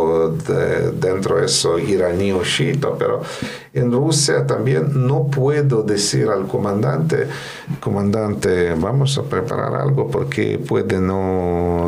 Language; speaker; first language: Spanish; non-native, fluent; Russian